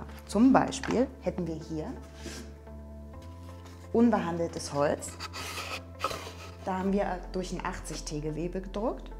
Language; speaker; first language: German; native; German